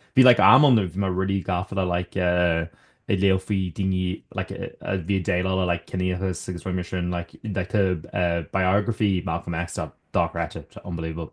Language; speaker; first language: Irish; native; Irish